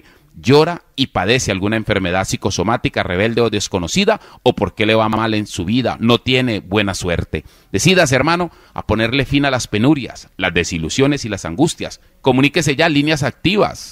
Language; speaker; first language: Spanish; native; Spanish